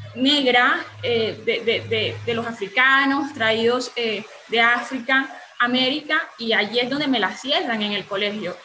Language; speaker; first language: Spanish; native; Spanish